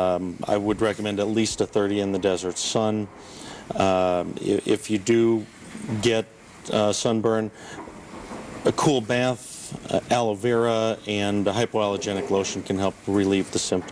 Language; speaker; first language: English; native; English